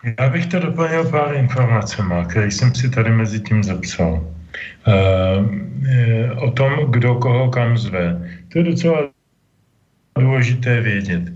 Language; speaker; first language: Czech; native; Czech